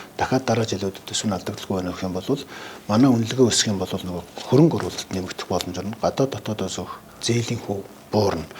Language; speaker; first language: Mongolian; native; Mongolian